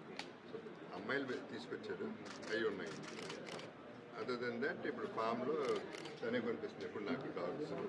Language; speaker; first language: Telugu; native; Telugu